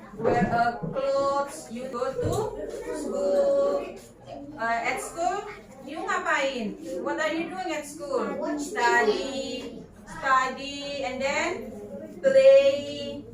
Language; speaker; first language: English; non-native, learner; Indonesian